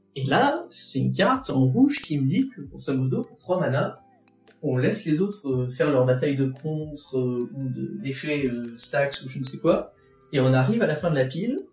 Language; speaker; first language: French; native; French